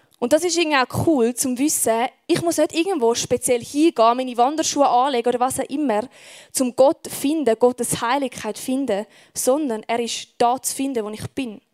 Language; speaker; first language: German; native; German